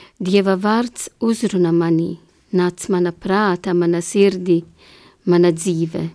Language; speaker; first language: Latvian; non-native, learner; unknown